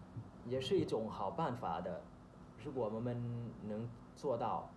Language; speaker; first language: Chinese; non-native, learner; Thai